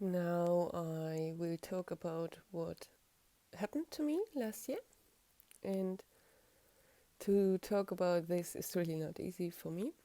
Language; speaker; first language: English; non-native, fluent; German